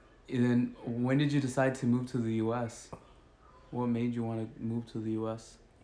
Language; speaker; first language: English; early bilingual, other home language; Spanish